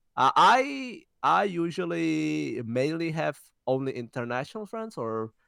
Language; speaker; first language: English; early bilingual, heritage; Czech